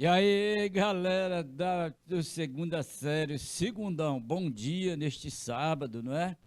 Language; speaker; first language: Portuguese; native; Portuguese